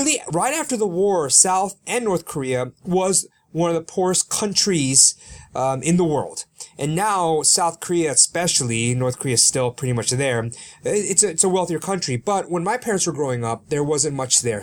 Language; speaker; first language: English; early bilingual, other home language; Korean